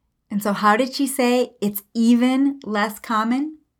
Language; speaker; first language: English; native; English